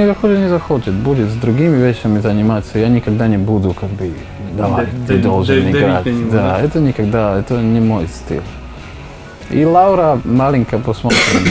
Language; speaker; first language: Russian; non-native, learner; Slovak